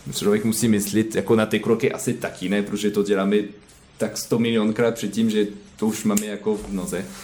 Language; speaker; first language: Czech; non-native, learner; French